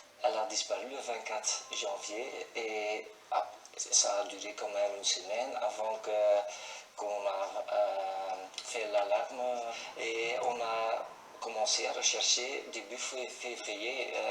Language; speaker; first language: French; non-native, local second language; Dutch